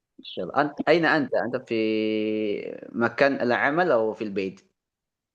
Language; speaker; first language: Arabic; non-native, fluent; Indonesian